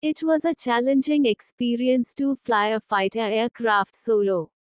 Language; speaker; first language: English; non-native, local second language; Hindi